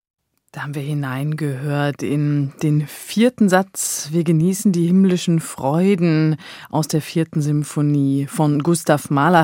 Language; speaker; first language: German; native; German